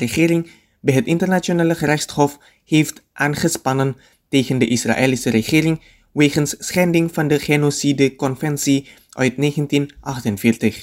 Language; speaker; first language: Dutch; non-native, fluent; Indonesian